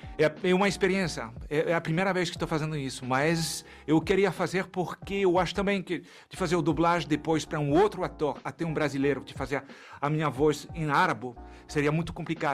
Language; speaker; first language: Portuguese; non-native, fluent; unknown